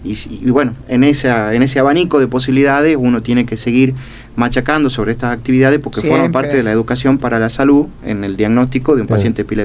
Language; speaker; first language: Spanish; native; Spanish